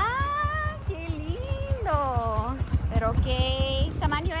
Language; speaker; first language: Spanish; non-native, learner; English